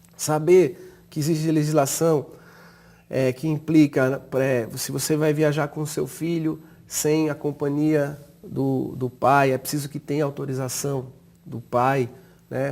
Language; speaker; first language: Portuguese; native; Portuguese